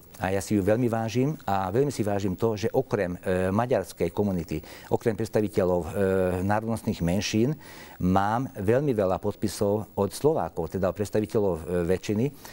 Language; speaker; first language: Slovak; non-native, local second language; Hungarian